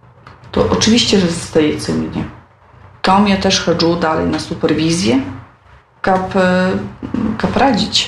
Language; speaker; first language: Polish; non-native, local second language; Belarusian